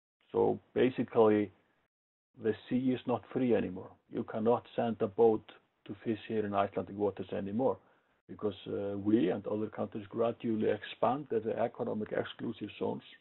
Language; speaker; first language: English; non-native, fluent; Icelandic